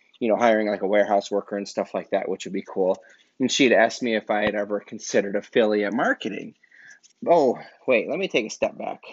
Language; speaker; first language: English; native; English